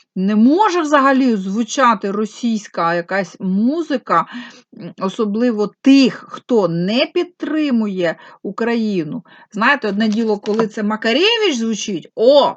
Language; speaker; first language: Ukrainian; non-native, local second language; Russian